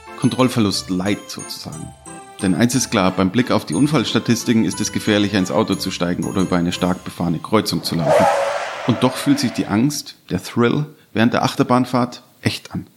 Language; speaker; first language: German; native; German